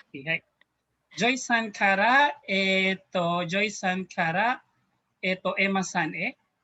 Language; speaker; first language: Japanese; non-native, learner; Filipino